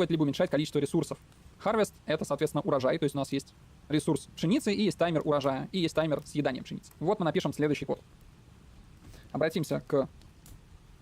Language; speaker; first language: Russian; native; Russian